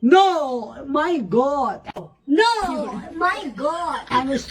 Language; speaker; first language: English; non-native, learner; Bangla